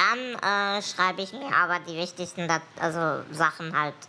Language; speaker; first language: German; native; German